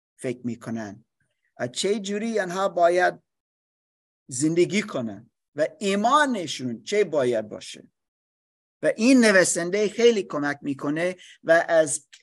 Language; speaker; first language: Persian; non-native, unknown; English